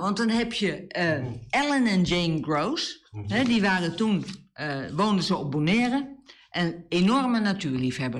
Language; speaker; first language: Dutch; native; Dutch